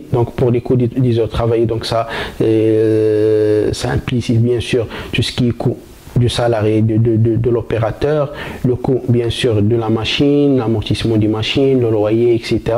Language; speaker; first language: French; non-native, local second language; Arabic